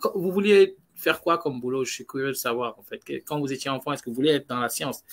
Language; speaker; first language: French; non-native, local second language; Wolof